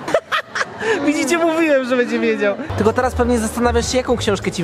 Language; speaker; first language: Polish; native; Polish